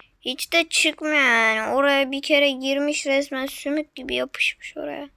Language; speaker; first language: Turkish; native; Turkish